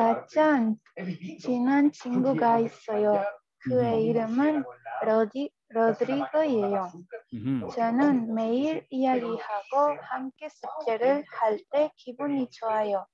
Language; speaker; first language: Korean; non-native, learner; Spanish